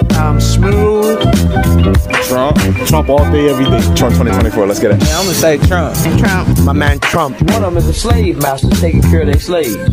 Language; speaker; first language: English; native; English